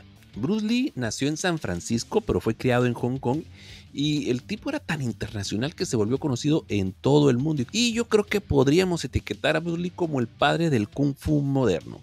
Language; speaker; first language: Spanish; native; Spanish